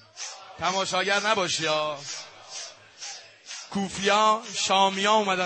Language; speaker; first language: Persian; native; Persian